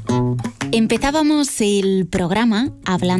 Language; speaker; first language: Spanish; native; Spanish